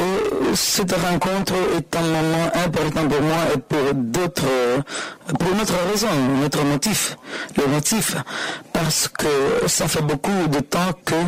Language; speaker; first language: French; non-native, fluent; Spanish